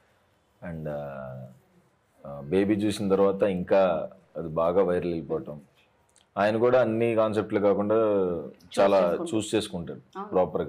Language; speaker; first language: Telugu; native; Telugu